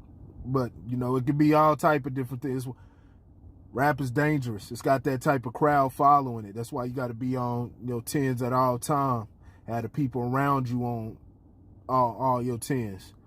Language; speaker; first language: English; native; English